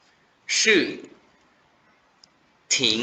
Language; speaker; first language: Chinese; non-native, fluent; Khmer